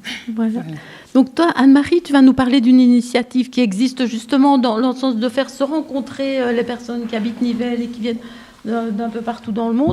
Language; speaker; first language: French; native; French